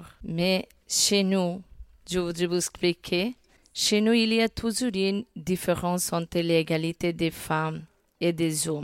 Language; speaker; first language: French; non-native, learner; Bangla